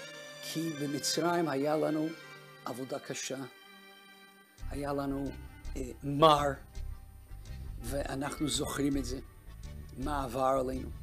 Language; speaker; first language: Hebrew; non-native, fluent; Russian